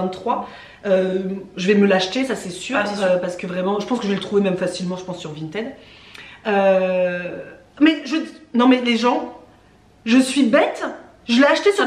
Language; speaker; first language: French; native; French